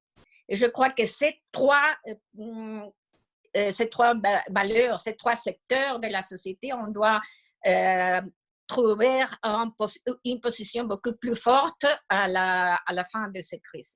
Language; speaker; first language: French; non-native, fluent; Spanish